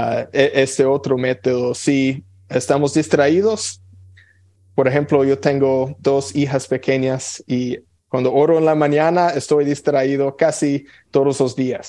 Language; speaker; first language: Spanish; non-native, fluent; English